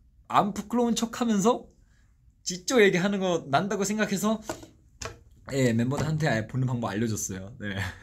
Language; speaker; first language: Korean; non-native, fluent; Chinese